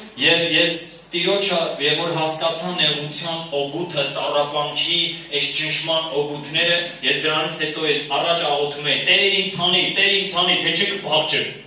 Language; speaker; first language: Armenian; native; Armenian